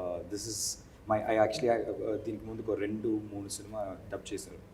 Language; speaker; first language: Telugu; non-native, learner; Tamil